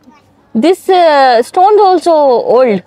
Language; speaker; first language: English; non-native, learner; Hindi